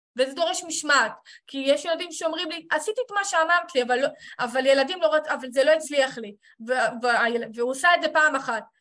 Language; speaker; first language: Hebrew; native; Hebrew